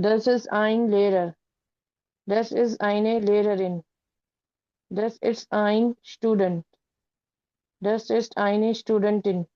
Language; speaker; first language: German; non-native, learner; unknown